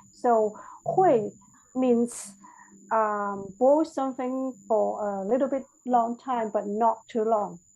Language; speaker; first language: English; non-native, learner; Chinese